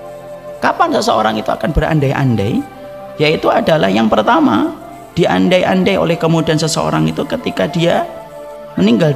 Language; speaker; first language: Indonesian; native; Indonesian